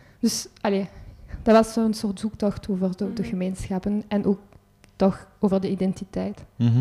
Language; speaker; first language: Dutch; non-native, local second language; French